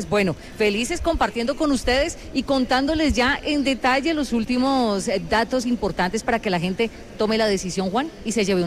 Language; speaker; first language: Spanish; native; Spanish